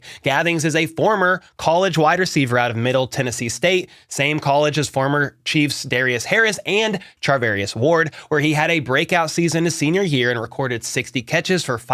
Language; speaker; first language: English; native; English